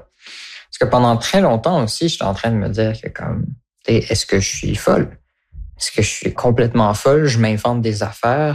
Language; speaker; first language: French; native; French